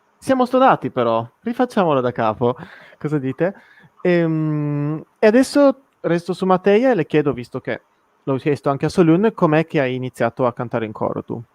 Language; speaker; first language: Italian; native; Italian